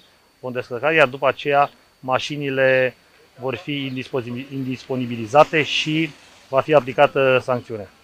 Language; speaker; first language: Romanian; native; Romanian